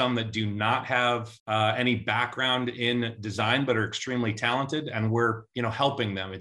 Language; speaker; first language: English; native; English